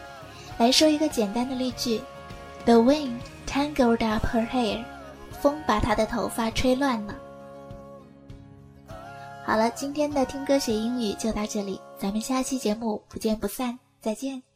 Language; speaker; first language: Chinese; native; Chinese